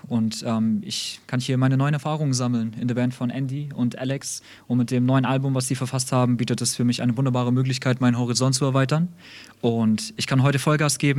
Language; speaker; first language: German; early bilingual, other home language; Russian